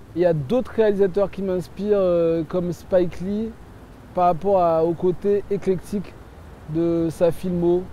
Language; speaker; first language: French; early bilingual, other home language; Haitian Creole